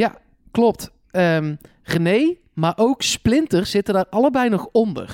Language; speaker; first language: Dutch; native; Dutch